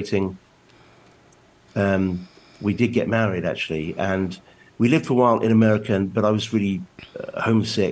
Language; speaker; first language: English; native; English